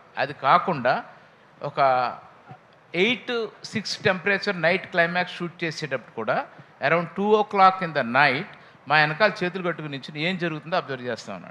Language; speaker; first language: Telugu; native; Telugu